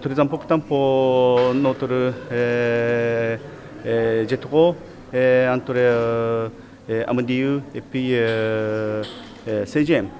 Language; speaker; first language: French; non-native, learner; Japanese